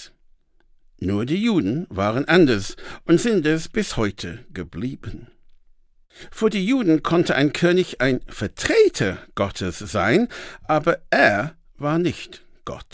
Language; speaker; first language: German; non-native, fluent; English